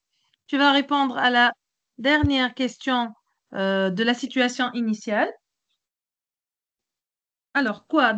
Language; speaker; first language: French; non-native, local second language; Arabic